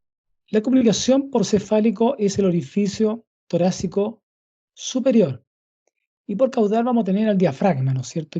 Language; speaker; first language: Spanish; native; Spanish